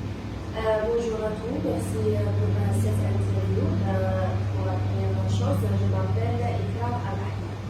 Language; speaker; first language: French; non-native, local second language; Arabic